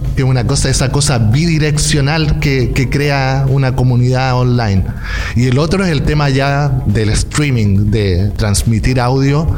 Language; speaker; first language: Spanish; native; Spanish